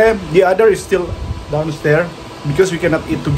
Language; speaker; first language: English; non-native, learner; Indonesian